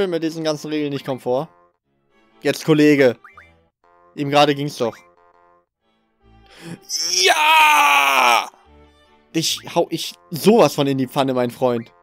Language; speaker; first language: German; native; German